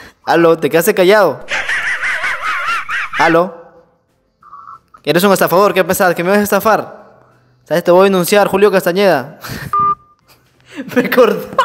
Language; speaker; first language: Spanish; native; Spanish